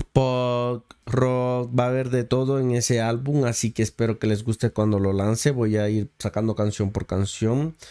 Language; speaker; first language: Spanish; native; Spanish